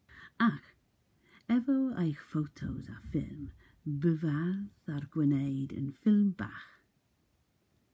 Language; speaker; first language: Welsh; non-native, learner; English